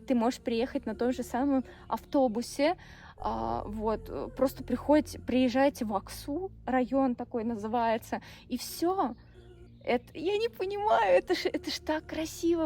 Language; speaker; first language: Russian; native; Russian